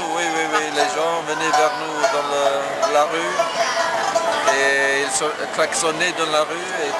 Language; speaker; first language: French; non-native, fluent; English